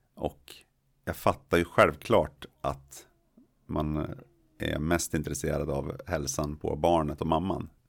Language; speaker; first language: Swedish; native; Swedish